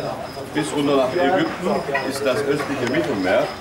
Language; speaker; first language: German; non-native, fluent; Turkish